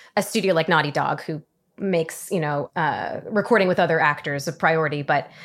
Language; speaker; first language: English; early bilingual, other home language; Thai